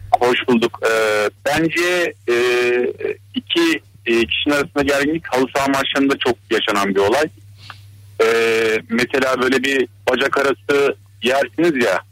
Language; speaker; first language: Turkish; early bilingual, heritage; Turkish